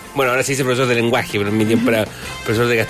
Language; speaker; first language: Spanish; native; Spanish